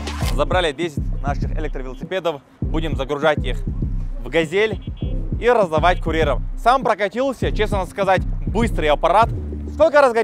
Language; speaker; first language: Russian; native; Russian